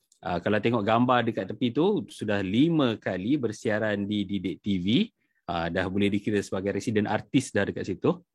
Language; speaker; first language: Malay; native; Malay